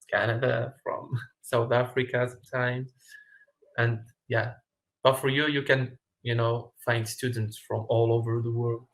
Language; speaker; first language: English; non-native, fluent; Arabic